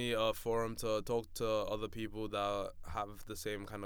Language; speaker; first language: English; non-native, local second language; Yoruba